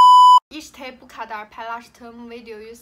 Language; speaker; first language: Turkish; non-native, learner; Chinese